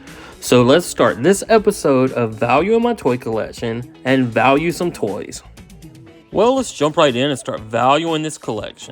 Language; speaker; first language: English; native; English